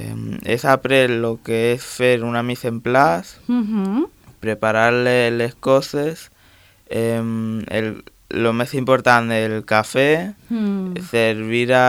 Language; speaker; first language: Catalan; non-native, local second language; Spanish